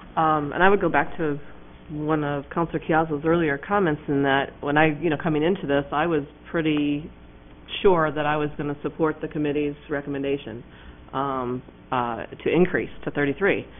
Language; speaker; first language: English; native; English